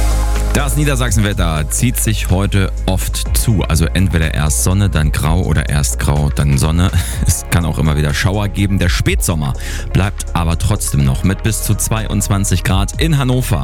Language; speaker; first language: German; native; German